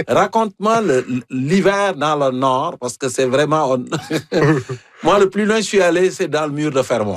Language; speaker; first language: French; native; French